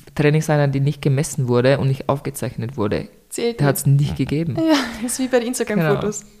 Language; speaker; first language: German; non-native, fluent; Czech